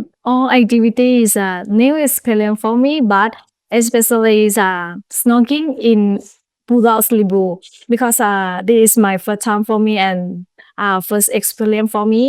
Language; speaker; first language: English; non-native, learner; Lao